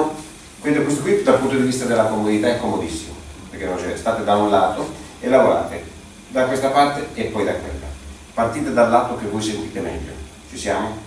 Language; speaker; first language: Italian; native; Italian